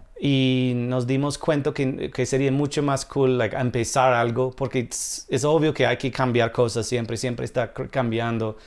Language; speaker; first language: Spanish; non-native, fluent; English